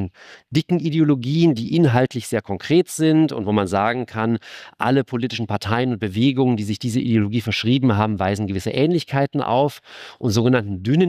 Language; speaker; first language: German; native; German